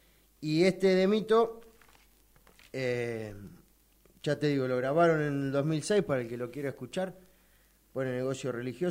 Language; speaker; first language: Spanish; native; Spanish